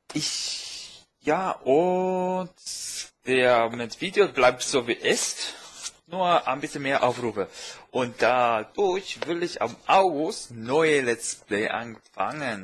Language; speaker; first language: German; non-native, fluent; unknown